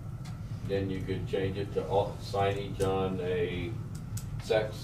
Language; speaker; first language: English; native; English